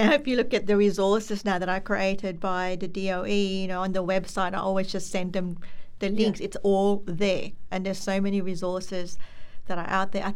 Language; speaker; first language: English; non-native, local second language; Filipino